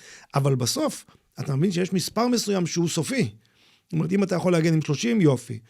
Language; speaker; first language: Hebrew; native; Hebrew